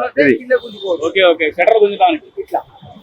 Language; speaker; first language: Telugu; native; Telugu